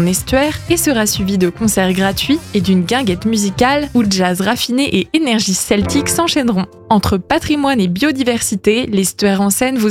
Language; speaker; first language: French; native; French